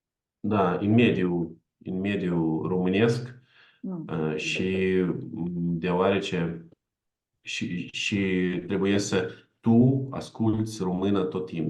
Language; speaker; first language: Romanian; non-native, learner; Ukrainian